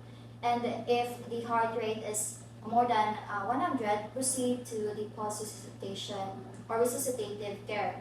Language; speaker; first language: English; non-native, local second language; Filipino